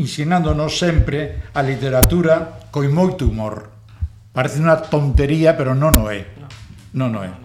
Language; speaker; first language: Galician; non-native, local second language; Spanish